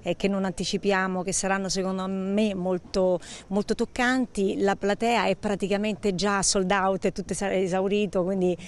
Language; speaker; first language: Italian; native; Italian